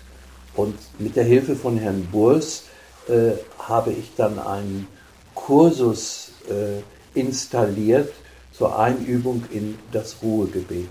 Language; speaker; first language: German; native; German